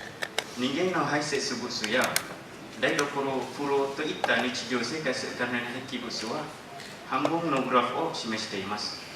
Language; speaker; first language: Japanese; non-native, learner; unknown